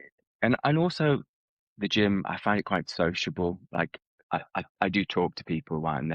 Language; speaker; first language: English; native; English